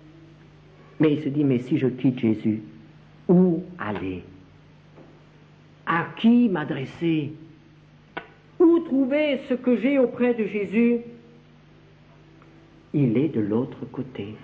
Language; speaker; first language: French; native; French